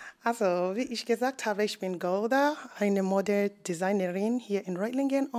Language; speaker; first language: German; non-native, fluent; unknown